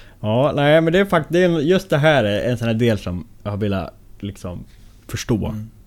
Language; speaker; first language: Swedish; native; Swedish